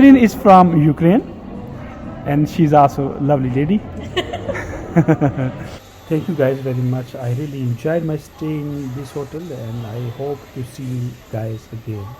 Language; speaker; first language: English; non-native, fluent; Urdu